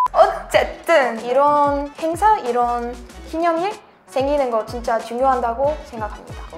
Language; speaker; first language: Korean; non-native, fluent; English